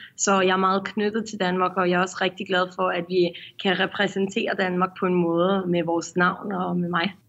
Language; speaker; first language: Danish; early bilingual, heritage; Danish